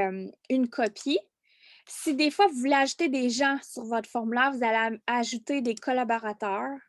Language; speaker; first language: French; native; French